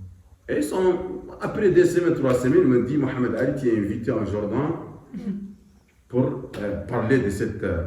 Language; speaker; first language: French; non-native, local second language; Arabic